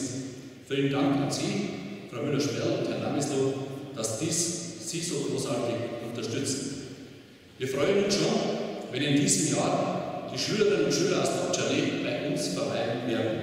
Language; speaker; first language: German; native; German